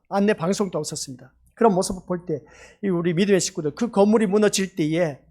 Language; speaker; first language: Korean; native; Korean